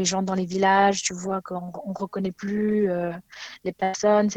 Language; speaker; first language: French; non-native, fluent; Ukrainian